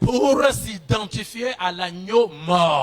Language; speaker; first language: French; non-native, local second language; Lingala